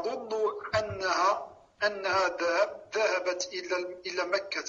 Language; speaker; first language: Arabic; non-native, learner; French